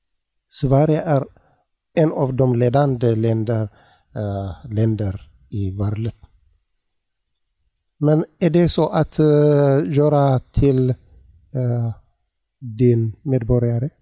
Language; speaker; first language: Swedish; non-native, learner; Tigrinya